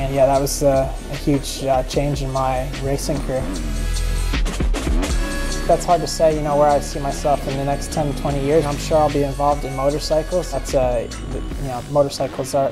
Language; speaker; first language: English; native; English